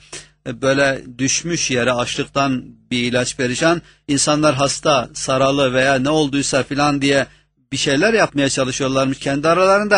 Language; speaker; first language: Turkish; native; Turkish